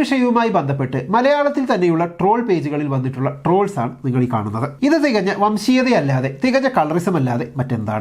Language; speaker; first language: Malayalam; native; Malayalam